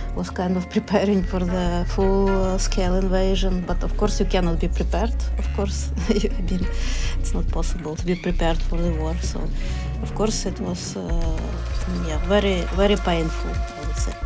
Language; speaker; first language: English; non-native, fluent; Ukrainian